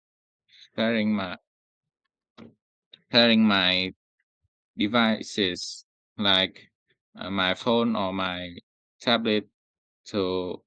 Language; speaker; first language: English; non-native, learner; Vietnamese